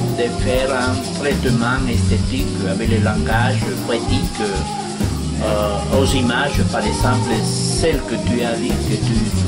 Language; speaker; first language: French; non-native, fluent; Spanish